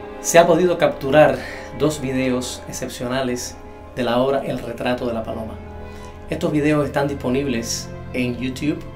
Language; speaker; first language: Spanish; native; Spanish